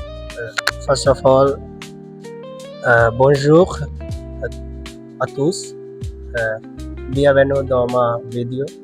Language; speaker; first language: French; non-native, learner; Hindi